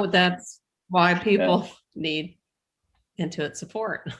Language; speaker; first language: English; native; English